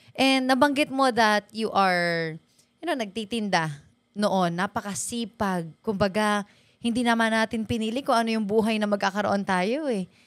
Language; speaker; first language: Filipino; native; Filipino